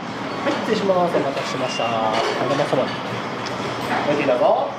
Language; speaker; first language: Japanese; native; Japanese